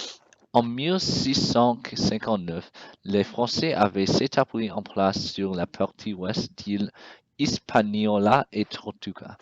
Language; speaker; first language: French; non-native, learner; English